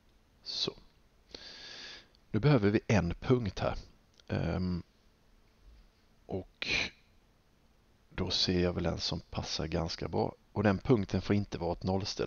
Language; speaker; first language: Swedish; native; Swedish